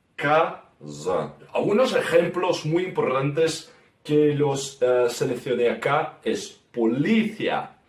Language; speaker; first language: Spanish; non-native, fluent; Portuguese